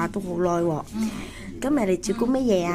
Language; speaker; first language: Cantonese; native; Cantonese